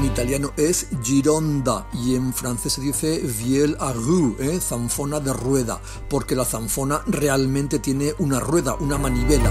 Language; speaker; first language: Spanish; native; Spanish